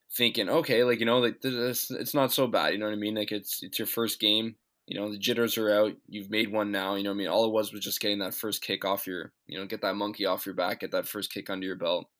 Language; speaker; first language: English; native; English